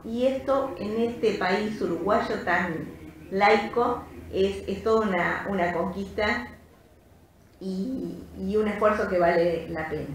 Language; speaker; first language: Spanish; native; Spanish